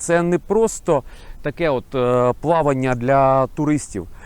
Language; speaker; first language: Ukrainian; native; Ukrainian